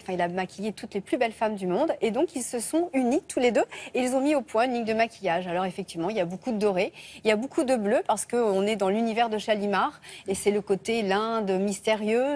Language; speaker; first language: French; native; French